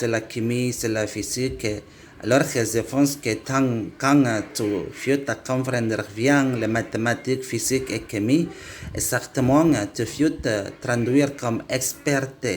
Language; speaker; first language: French; non-native, learner; Indonesian